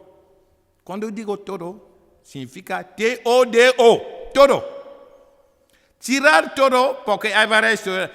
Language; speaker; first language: Spanish; non-native, fluent; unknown